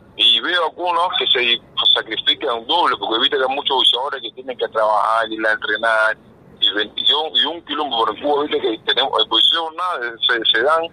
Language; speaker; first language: Spanish; native; Spanish